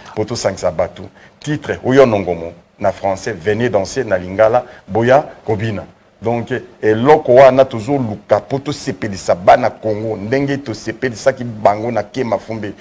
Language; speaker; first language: Lingala; non-native, local second language; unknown